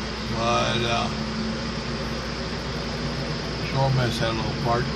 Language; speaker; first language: English; native; English